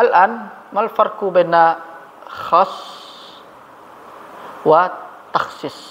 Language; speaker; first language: Arabic; non-native, fluent; Indonesian